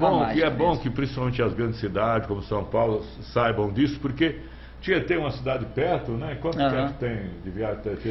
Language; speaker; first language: Portuguese; native; Portuguese